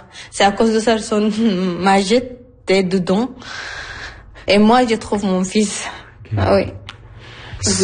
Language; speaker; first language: French; non-native, learner; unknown